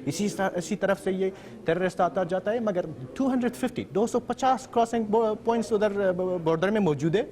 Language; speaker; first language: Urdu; non-native, fluent; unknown